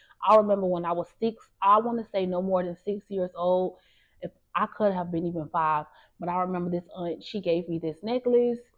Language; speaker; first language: English; native; English